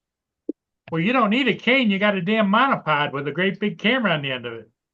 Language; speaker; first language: English; native; English